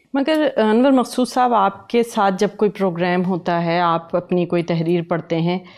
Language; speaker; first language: Urdu; native; Urdu